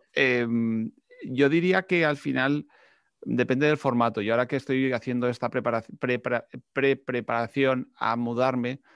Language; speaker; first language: Spanish; native; Spanish